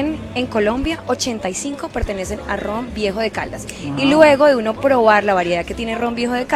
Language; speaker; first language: Spanish; native; Spanish